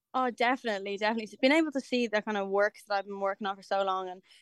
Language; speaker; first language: English; native; English